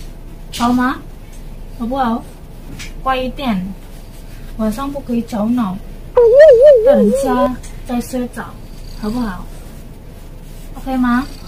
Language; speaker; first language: Chinese; non-native, learner; Indonesian